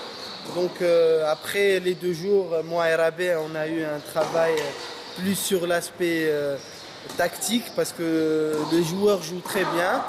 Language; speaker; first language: French; non-native, local second language; Arabic